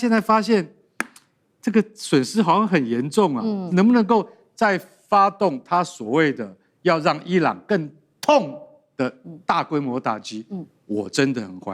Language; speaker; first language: Chinese; native; Chinese